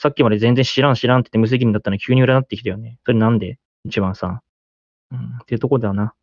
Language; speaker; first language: Japanese; native; Japanese